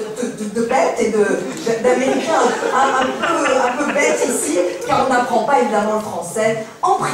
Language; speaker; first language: French; native; French